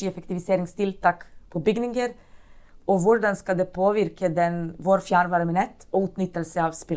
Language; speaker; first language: Norwegian; non-native, fluent; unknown